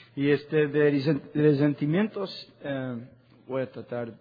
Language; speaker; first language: Spanish; non-native, learner; English